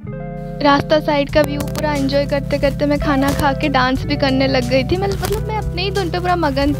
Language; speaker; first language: Hindi; native; Hindi